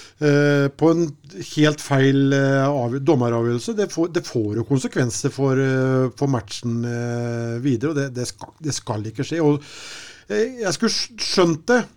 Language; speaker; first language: Norwegian; native; Norwegian